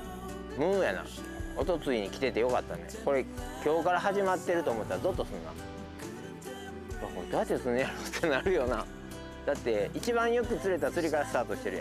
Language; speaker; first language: Japanese; native; Japanese